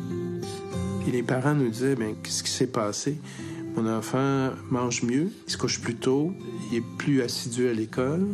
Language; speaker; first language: French; native; French